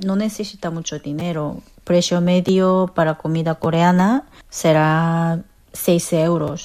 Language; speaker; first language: Spanish; non-native, fluent; Korean